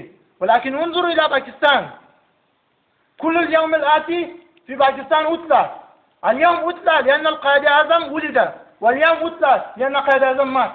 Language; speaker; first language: Arabic; non-native, learner; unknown